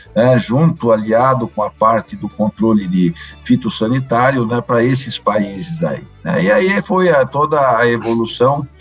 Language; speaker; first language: Portuguese; native; Portuguese